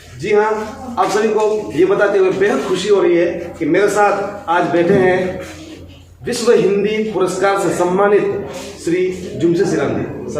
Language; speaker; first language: Hindi; non-native, local second language; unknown